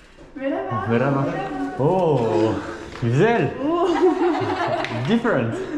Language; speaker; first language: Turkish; non-native, learner; French